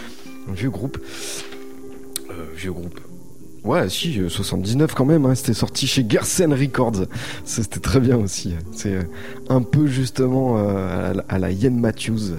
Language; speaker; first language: French; native; French